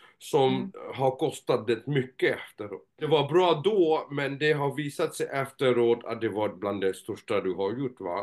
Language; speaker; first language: Swedish; non-native, fluent; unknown